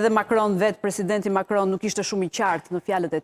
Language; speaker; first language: Albanian; native; Albanian